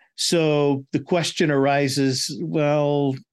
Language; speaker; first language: English; native; English